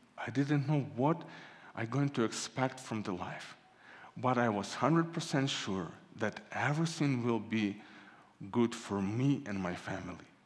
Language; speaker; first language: English; non-native, fluent; Ukrainian